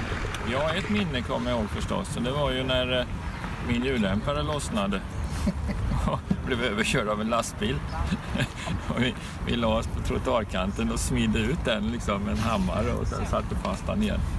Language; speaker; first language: Swedish; native; Swedish